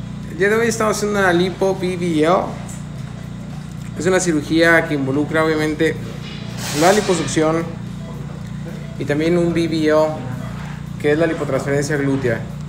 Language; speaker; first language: Spanish; native; Spanish